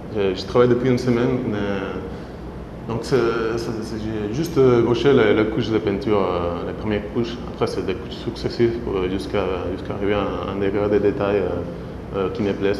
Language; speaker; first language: French; non-native, fluent; Spanish